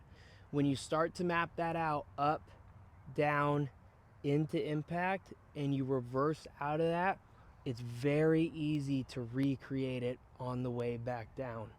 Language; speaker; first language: English; native; English